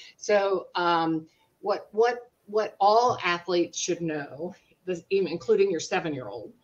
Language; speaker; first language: English; native; English